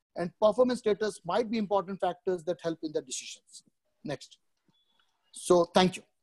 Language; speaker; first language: English; non-native, local second language; Odia